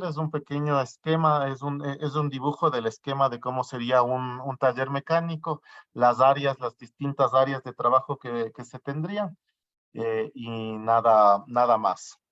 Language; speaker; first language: Spanish; native; Spanish